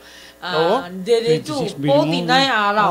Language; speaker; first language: Filipino; non-native, learner; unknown